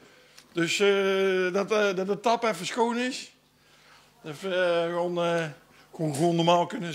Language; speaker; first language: Dutch; native; Dutch